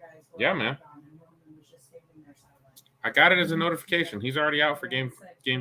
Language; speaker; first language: English; native; English